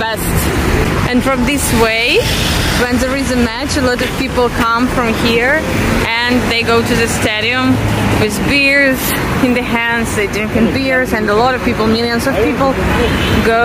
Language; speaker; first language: English; non-native, fluent; Russian